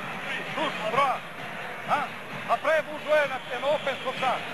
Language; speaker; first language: French; non-native, learner; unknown